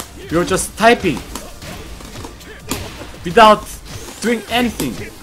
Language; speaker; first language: English; non-native, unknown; Korean